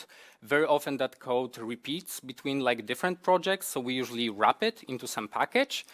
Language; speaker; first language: English; non-native, fluent; Polish